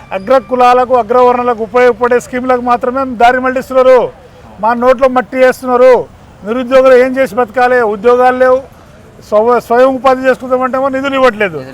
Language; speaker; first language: Telugu; non-native, local second language; Lambadi